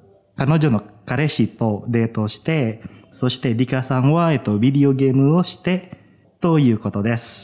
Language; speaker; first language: Japanese; non-native, fluent; Indonesian